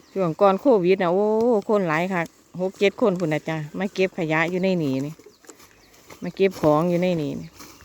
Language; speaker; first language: Thai; native; Thai